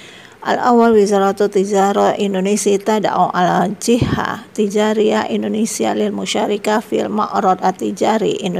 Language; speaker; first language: Arabic; non-native, fluent; Indonesian